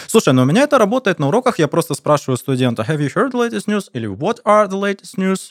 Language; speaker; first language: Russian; native; Russian